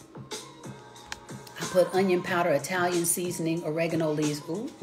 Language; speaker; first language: English; native; English